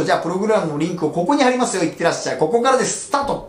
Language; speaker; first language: Japanese; native; Japanese